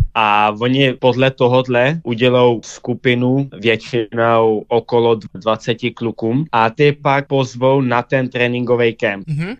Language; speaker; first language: Czech; early bilingual, heritage; Dutch